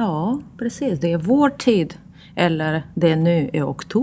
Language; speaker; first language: Swedish; non-native, fluent; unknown